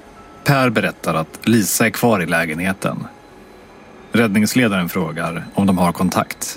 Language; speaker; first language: Swedish; native; Swedish